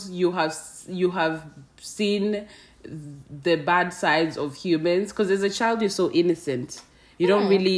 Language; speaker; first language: English; non-native, local second language; Swahili